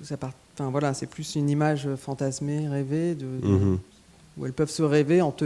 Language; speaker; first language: French; native; French